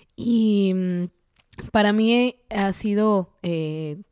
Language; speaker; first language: Spanish; non-native, local second language; Kaqchikel